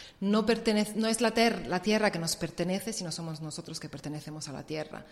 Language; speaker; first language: Spanish; non-native, fluent; Italian